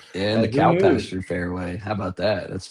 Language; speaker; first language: English; native; English